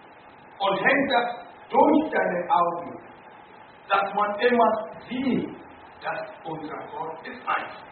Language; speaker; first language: German; non-native, learner; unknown